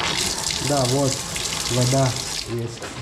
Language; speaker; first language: Russian; non-native, learner; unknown